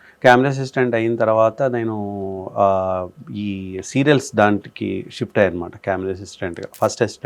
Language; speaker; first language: Telugu; native; Telugu